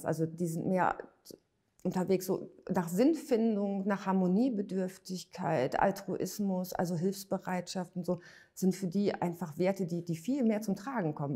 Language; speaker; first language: German; native; German